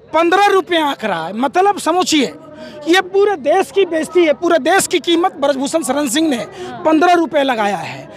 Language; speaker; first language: Hindi; native; Hindi